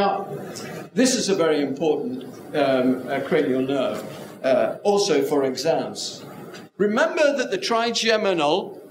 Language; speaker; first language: English; native; English